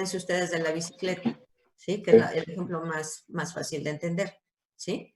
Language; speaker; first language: Spanish; native; Spanish